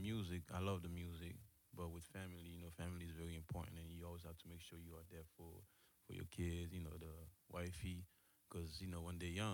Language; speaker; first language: English; early bilingual, other home language; Haitian Creole